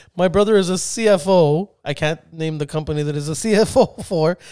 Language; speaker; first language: English; early bilingual, other home language; Spanish